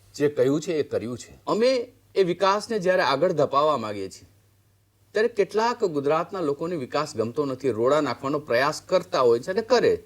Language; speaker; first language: Gujarati; native; Gujarati